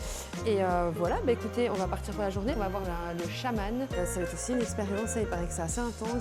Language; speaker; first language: French; native; French